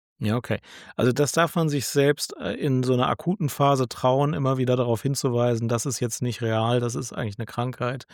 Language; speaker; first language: German; native; German